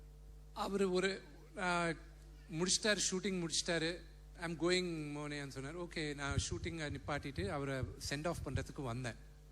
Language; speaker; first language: Tamil; non-native, local second language; Telugu